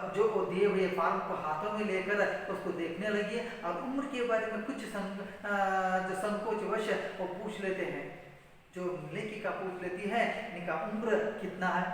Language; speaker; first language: Hindi; non-native, local second language; Kannada